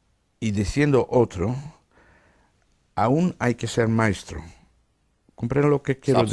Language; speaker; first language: Spanish; non-native, fluent; Dutch